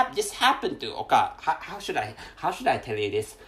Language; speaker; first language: English; non-native, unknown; Japanese